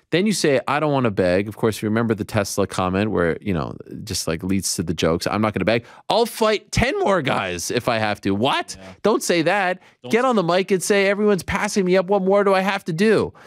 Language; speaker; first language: English; native; English